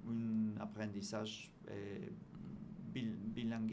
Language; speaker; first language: French; non-native, fluent; Spanish